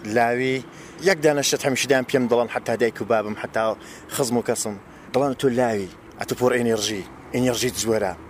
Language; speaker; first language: Central Kurdish; native; Central Kurdish